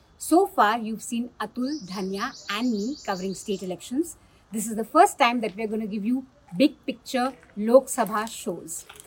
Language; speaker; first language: English; non-native, local second language; Hindi